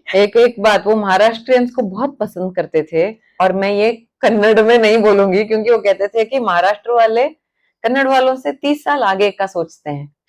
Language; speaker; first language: Hindi; non-native, local second language; Kannada